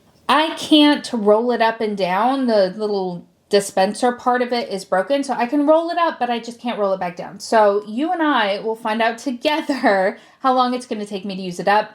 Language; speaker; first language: English; native; English